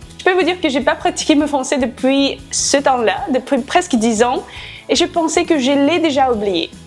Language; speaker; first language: French; non-native, fluent; Russian